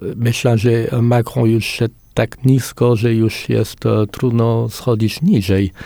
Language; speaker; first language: Polish; non-native, fluent; French